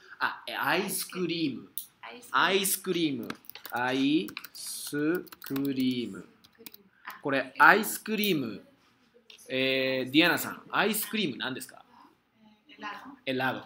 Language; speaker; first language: Japanese; non-native, fluent; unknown